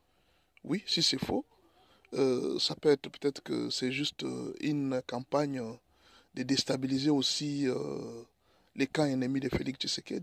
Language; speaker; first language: French; non-native, local second language; Lingala